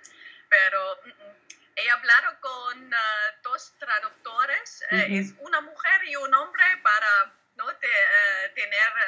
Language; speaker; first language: Spanish; non-native, learner; German